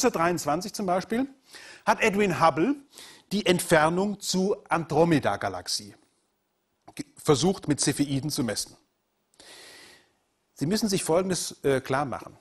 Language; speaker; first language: German; native; German